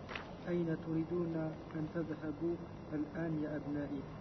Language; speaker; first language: Arabic; non-native, learner; French